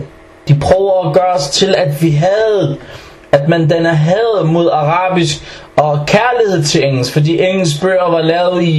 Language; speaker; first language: Danish; early bilingual, other home language; Arabic